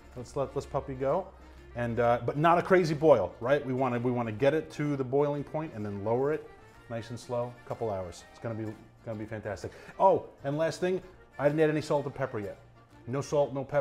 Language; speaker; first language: English; native; English